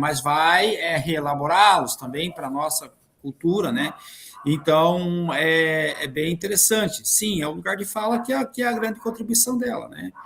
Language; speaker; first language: Portuguese; native; Portuguese